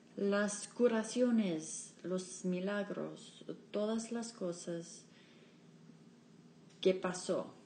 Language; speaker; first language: Spanish; non-native, learner; English